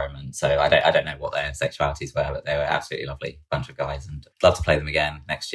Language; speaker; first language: English; native; English